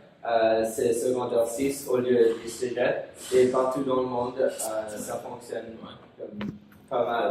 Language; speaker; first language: French; non-native, local second language; English